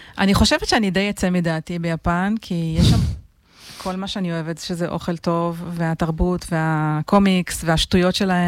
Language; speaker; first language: Hebrew; native; Hebrew